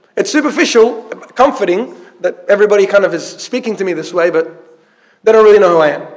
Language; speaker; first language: English; early bilingual, other home language; Arabic